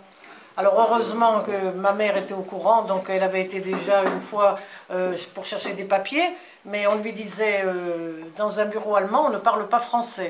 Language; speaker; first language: French; native; French